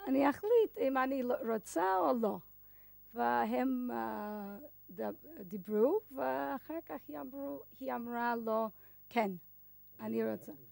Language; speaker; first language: Hebrew; non-native, learner; English